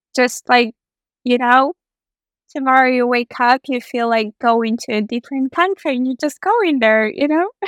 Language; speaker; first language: English; non-native, fluent; Russian